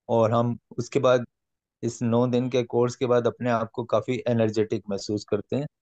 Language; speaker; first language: Hindi; native; Hindi